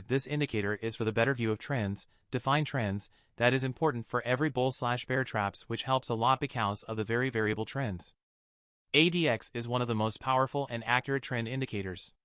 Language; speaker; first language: English; non-native, fluent; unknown